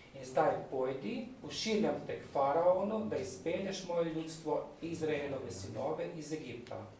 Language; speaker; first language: Slovenian; native; Slovenian